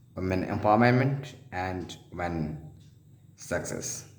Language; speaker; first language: English; non-native, local second language; Odia